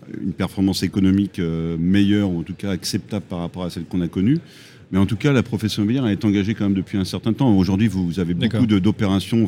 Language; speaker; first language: French; native; French